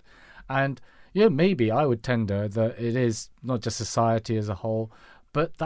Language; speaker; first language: English; non-native, local second language; Cantonese